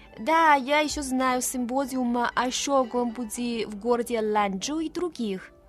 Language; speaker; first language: Russian; non-native, fluent; Chinese